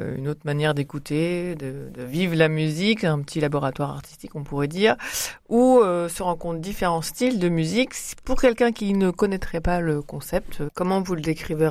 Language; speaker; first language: French; native; French